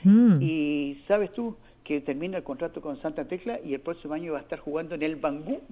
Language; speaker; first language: Spanish; native; Spanish